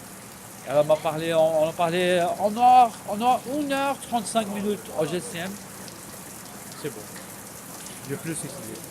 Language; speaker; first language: French; non-native, fluent; Portuguese